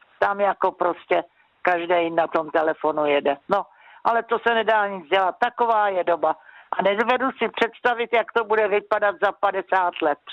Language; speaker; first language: Czech; native; Czech